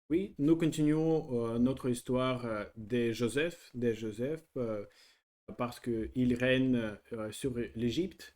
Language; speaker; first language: French; non-native, learner; Russian